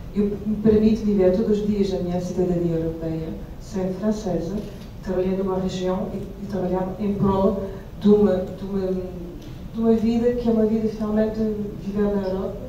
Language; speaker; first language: Portuguese; non-native, fluent; French